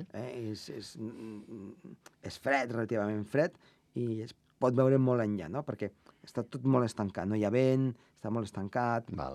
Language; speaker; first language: Catalan; native; Catalan